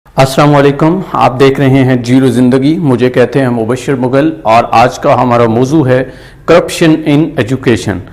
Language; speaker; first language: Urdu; non-native, local second language; Punjabi